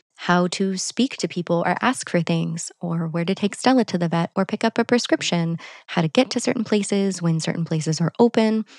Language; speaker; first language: English; native; English